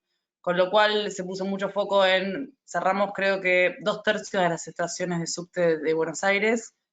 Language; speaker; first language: Spanish; native; Spanish